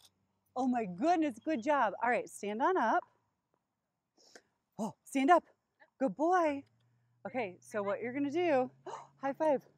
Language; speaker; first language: English; native; English